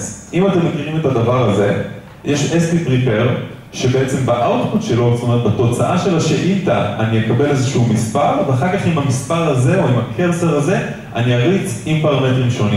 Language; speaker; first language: Hebrew; native; Hebrew